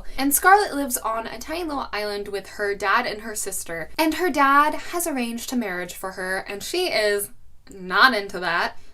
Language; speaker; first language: English; native; English